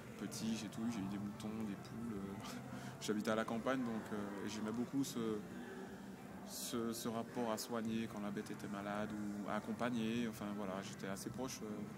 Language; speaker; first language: French; native; French